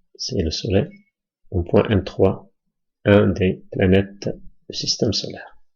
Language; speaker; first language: French; non-native, local second language; Arabic